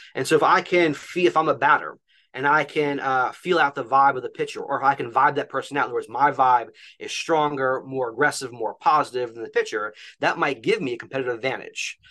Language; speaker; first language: English; native; English